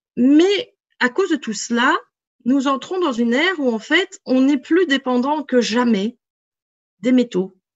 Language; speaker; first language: French; native; French